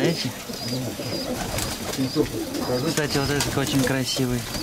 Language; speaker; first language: Russian; native; Russian